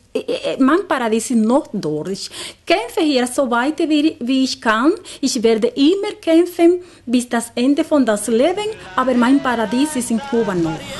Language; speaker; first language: German; non-native, learner; Spanish